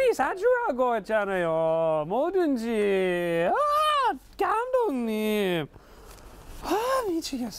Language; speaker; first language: Korean; non-native, fluent; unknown